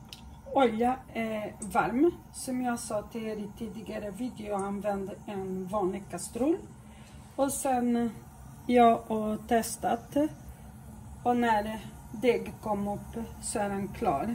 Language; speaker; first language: Swedish; non-native, fluent; Portuguese